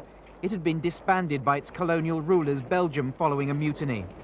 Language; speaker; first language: English; native; English